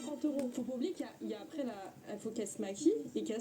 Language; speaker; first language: French; native; French